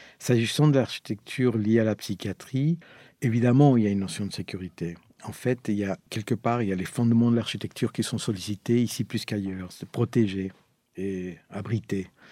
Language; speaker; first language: French; non-native, fluent; Spanish